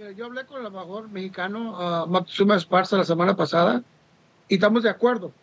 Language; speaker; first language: Spanish; early bilingual, heritage; Spanish